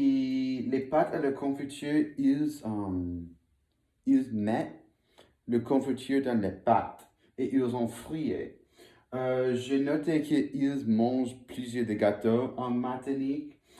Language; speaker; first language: French; non-native, learner; English